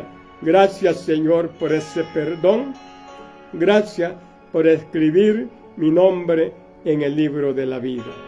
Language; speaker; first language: Spanish; native; Spanish